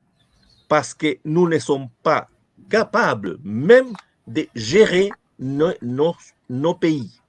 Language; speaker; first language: French; non-native, fluent; Spanish